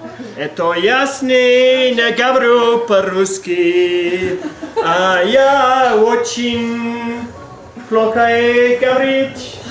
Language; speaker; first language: Russian; non-native, learner; English